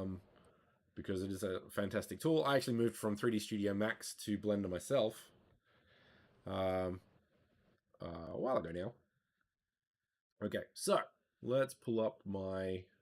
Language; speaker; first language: English; native; English